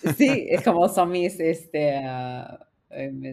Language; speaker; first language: Spanish; non-native, fluent; English